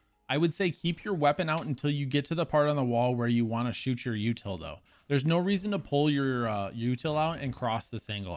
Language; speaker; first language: English; native; English